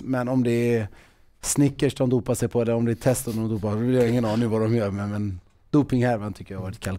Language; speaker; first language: Swedish; native; Swedish